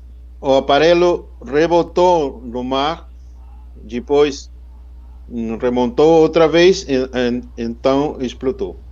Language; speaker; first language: Portuguese; non-native, fluent; Spanish